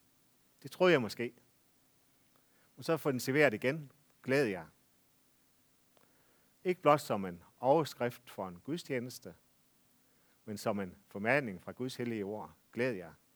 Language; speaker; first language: Danish; native; Danish